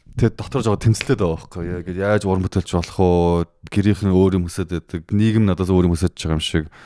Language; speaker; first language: Mongolian; early bilingual, heritage; Mongolian